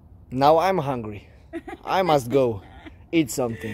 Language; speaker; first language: English; non-native, learner; Polish